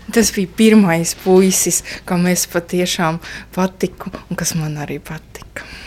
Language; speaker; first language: Latvian; non-native, fluent; Estonian